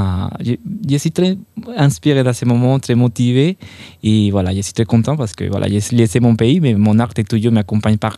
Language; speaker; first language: French; non-native, fluent; Spanish